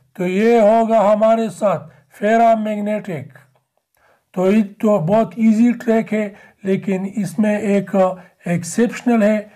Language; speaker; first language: Urdu; non-native, local second language; Pashto